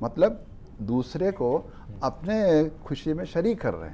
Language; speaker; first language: Hindi; non-native, local second language; Malayalam